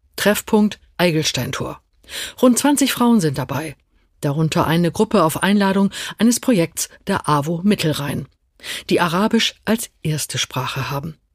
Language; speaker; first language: German; native; German